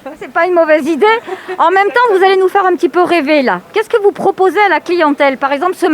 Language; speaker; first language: French; native; French